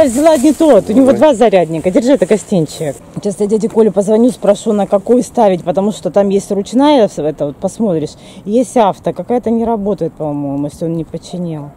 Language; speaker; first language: Russian; native; Russian